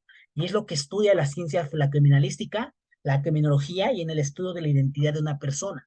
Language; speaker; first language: Spanish; native; Spanish